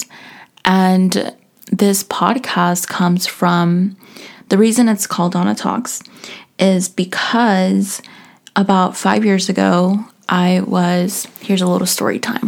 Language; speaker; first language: English; native; English